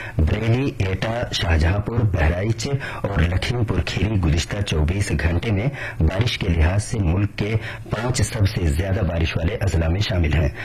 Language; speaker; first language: Urdu; native; Urdu